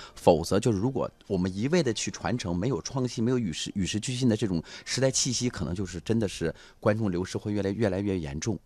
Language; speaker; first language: Chinese; native; Chinese